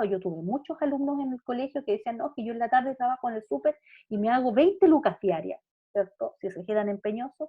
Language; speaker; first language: Spanish; native; Spanish